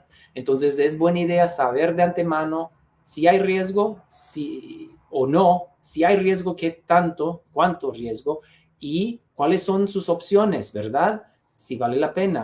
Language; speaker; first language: Spanish; non-native, fluent; English